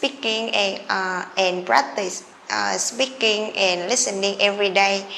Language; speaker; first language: English; non-native, learner; Vietnamese